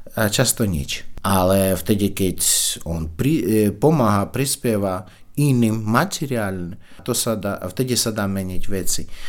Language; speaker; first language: Slovak; non-native, fluent; Russian